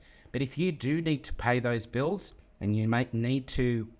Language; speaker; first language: English; native; English